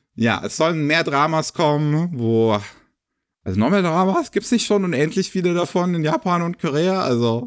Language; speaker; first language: German; native; German